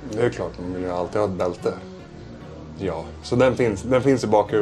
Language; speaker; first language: Swedish; native; Swedish